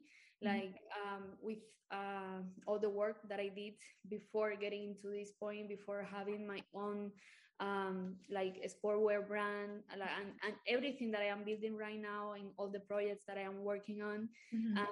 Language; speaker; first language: English; non-native, fluent; Spanish